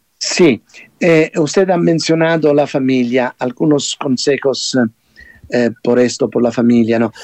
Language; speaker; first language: Spanish; non-native, fluent; Italian